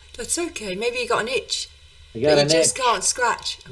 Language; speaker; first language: English; native; English